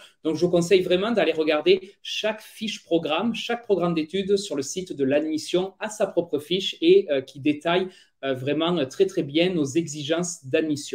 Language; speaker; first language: French; native; French